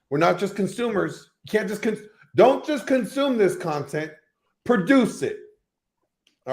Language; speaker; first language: English; native; English